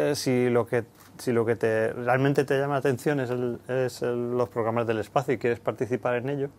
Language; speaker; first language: Spanish; native; Spanish